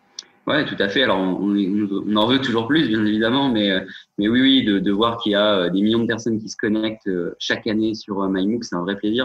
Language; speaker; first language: French; native; French